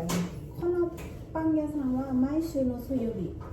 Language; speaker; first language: Japanese; non-native, learner; Filipino